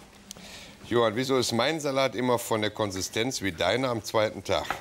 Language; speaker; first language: German; native; German